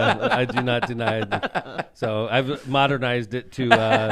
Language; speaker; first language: English; native; English